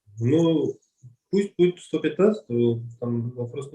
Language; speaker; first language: Russian; non-native, learner; Kazakh